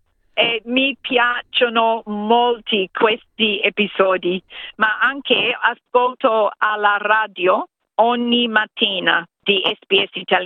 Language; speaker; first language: Italian; non-native, fluent; English